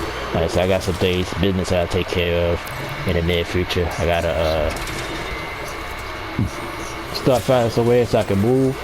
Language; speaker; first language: English; native; English